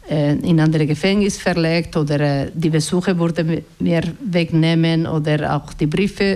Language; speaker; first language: German; non-native, fluent; Basque